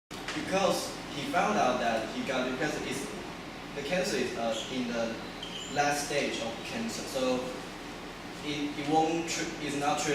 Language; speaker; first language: English; non-native, learner; Chinese